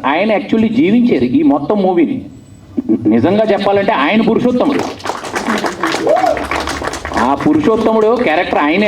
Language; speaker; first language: Telugu; native; Telugu